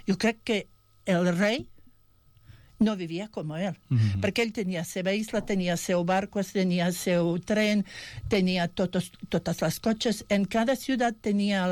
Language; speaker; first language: Catalan; non-native, fluent; Bosnian